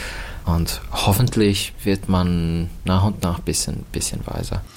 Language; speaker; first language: German; non-native, fluent; Finnish